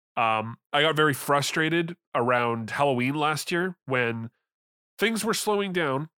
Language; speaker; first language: English; native; English